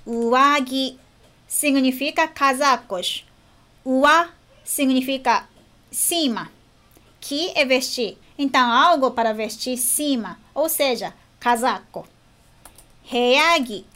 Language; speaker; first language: Portuguese; non-native, fluent; Japanese